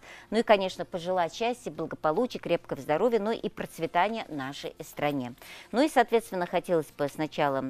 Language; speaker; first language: Russian; native; Russian